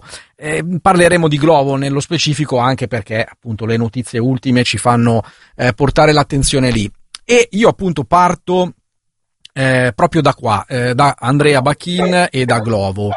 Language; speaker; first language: Italian; native; Italian